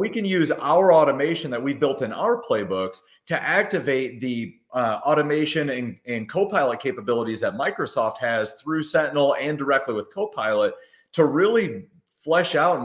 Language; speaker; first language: English; native; English